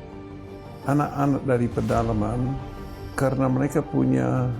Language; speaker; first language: Indonesian; non-native, fluent; English